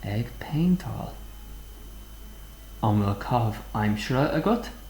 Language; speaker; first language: Irish; non-native, local second language; English